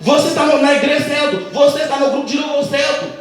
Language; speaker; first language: Portuguese; non-native, learner; Haitian Creole